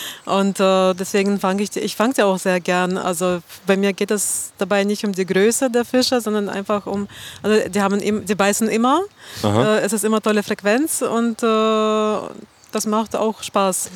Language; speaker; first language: German; non-native, fluent; Russian